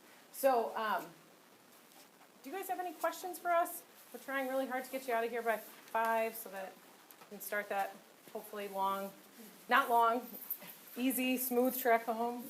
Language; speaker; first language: English; native; English